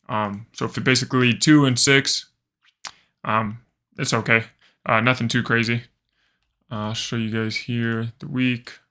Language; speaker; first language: English; native; English